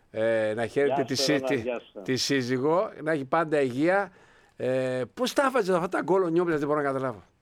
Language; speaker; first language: Greek; native; Greek